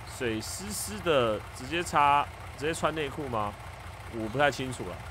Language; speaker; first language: Chinese; native; Chinese